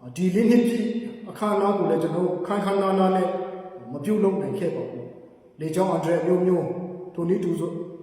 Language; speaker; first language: Burmese; non-native, local second language; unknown